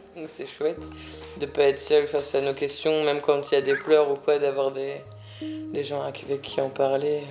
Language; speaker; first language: French; native; French